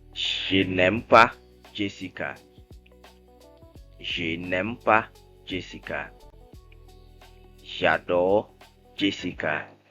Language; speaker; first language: French; non-native, fluent; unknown